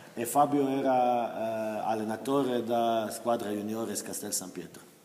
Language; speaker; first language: Italian; non-native, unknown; Croatian